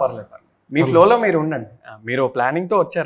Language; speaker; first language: Telugu; native; Telugu